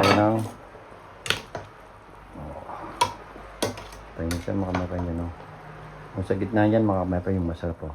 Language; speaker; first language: Filipino; native; Filipino